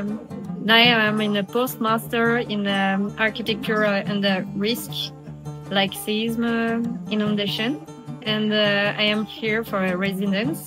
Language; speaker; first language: English; non-native, learner; French